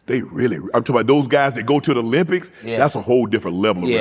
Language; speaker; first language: English; native; English